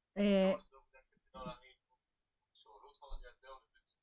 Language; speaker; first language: French; native; French